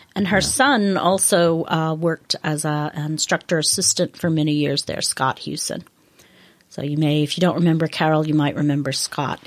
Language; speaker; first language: English; native; English